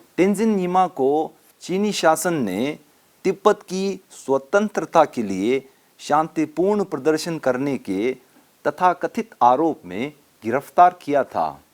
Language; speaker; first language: Hindi; non-native, local second language; Tibetan